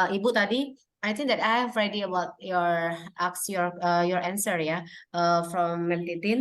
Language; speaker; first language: English; non-native, learner; Indonesian